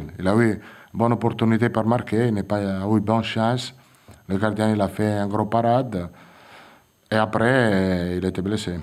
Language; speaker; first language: French; non-native, fluent; Italian